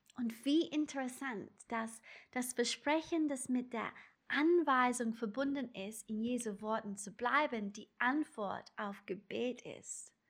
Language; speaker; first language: German; non-native, fluent; English